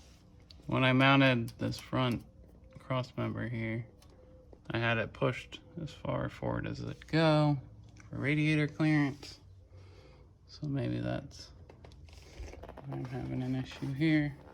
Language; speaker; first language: English; native; English